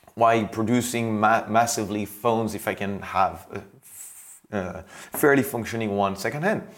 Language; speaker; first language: English; non-native, fluent; French